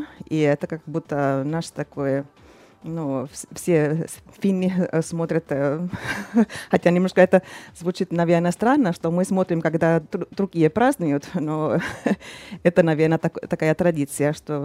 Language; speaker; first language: Russian; non-native, fluent; Finnish